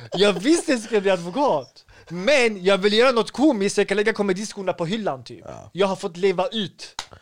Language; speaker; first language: Swedish; early bilingual, other home language; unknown